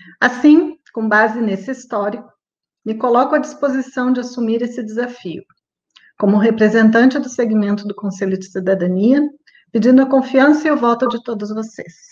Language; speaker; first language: Portuguese; native; Portuguese